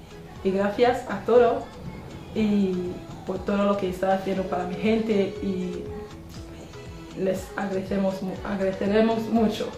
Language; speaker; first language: Spanish; non-native, fluent; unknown